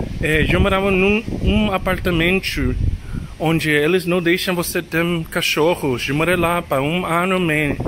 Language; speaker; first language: Portuguese; non-native, learner; English